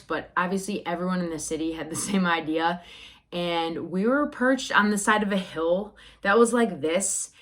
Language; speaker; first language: English; native; English